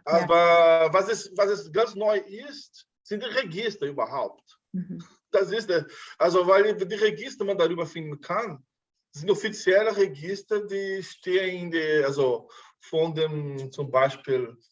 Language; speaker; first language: German; non-native, fluent; Portuguese